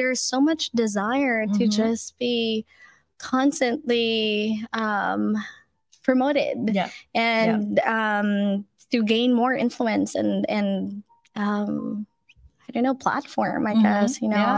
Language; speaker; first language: English; non-native, local second language; Filipino